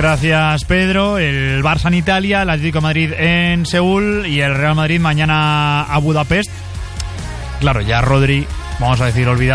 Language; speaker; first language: Spanish; native; Spanish